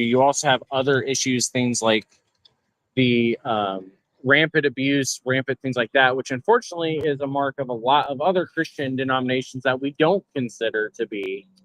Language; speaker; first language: English; native; English